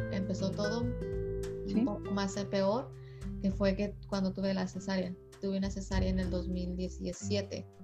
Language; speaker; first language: Spanish; early bilingual, heritage; Spanish